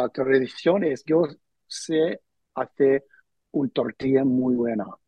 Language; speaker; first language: Spanish; early bilingual, heritage; Spanish